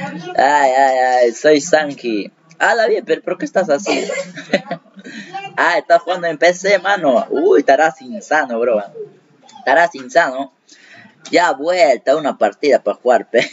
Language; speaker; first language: Spanish; native; Spanish